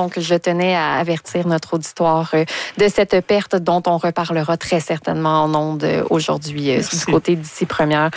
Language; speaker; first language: French; native; French